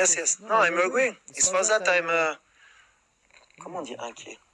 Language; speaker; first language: English; non-native, learner; French